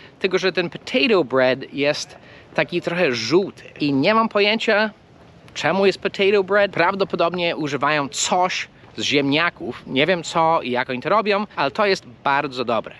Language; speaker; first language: Polish; non-native, fluent; English